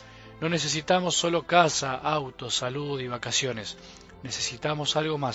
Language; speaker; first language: Spanish; native; Spanish